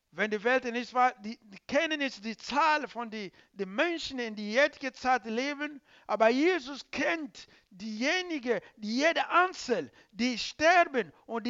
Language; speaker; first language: German; non-native, learner; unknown